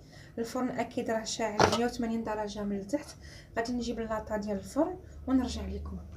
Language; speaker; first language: Arabic; native; Arabic